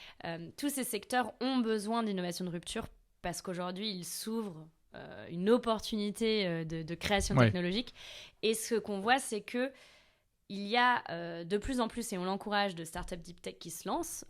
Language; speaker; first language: French; native; French